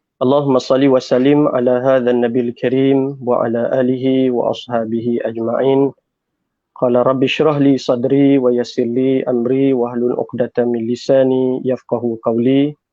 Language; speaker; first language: Malay; native; Malay